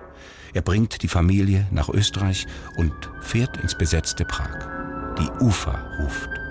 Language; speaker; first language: German; native; German